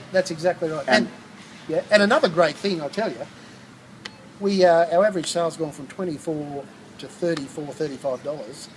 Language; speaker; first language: English; native; English